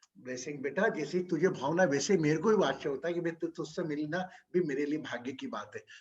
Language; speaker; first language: Hindi; native; Hindi